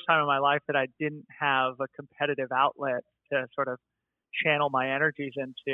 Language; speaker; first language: English; native; English